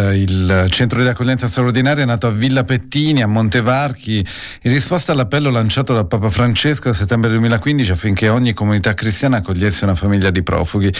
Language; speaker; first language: Italian; native; Italian